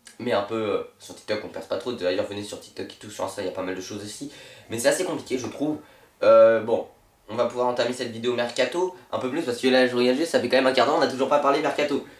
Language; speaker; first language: French; native; French